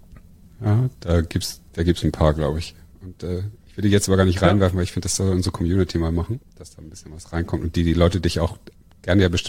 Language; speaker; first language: German; native; German